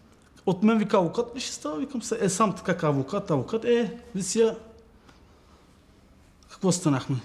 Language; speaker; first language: Bulgarian; non-native, local second language; Turkish